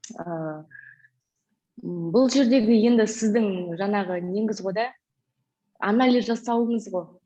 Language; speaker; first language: Kazakh; native; Kazakh